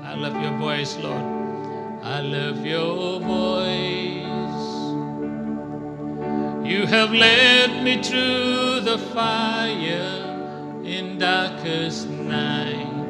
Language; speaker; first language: English; non-native, local second language; Malay